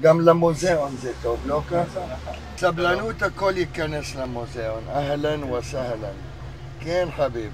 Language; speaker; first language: Hebrew; early bilingual, other home language; Arabic